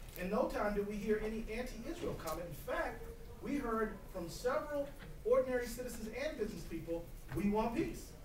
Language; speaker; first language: English; native; English